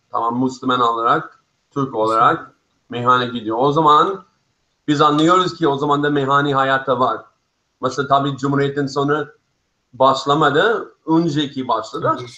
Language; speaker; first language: Turkish; non-native, fluent; English